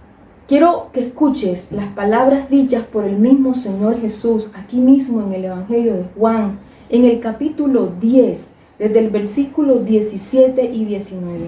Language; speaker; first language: Spanish; native; Spanish